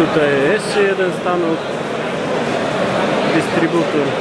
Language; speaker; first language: Polish; non-native, learner; Slovak